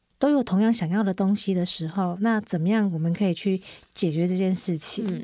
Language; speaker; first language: Chinese; native; Chinese